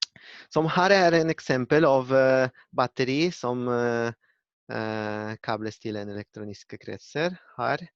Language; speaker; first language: Norwegian; non-native, learner; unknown